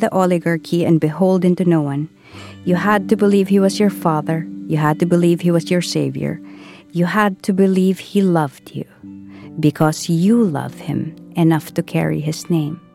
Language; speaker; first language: English; non-native, local second language; Filipino